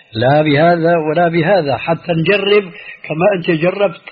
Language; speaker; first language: Arabic; early bilingual, other home language; Albanian